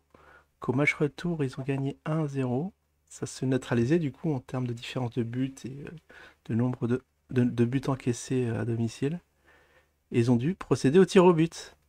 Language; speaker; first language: French; native; French